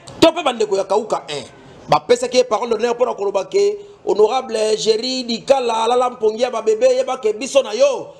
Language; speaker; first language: Lingala; native; Lingala